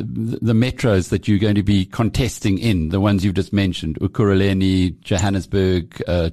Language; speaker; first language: English; native; English